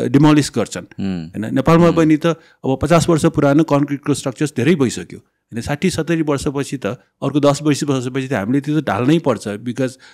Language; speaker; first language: Nepali; non-native, local second language; Newari